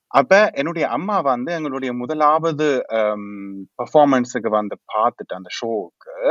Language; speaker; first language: Tamil; early bilingual, heritage; Tamil